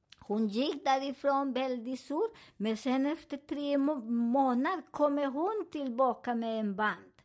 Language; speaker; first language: Swedish; non-native, fluent; Spanish